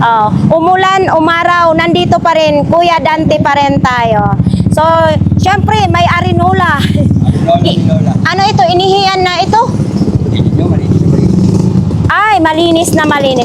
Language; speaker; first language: Filipino; non-native, local second language; Cebuano